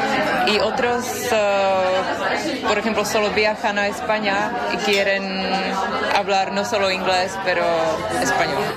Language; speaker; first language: Spanish; non-native, fluent; Czech